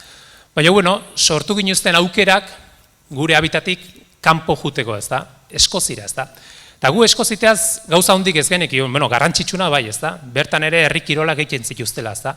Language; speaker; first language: Basque; native; Basque